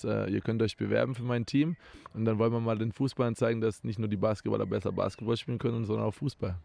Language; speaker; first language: German; native; German